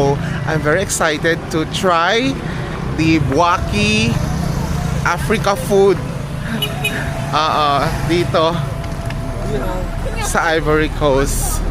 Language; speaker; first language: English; non-native, local second language; Filipino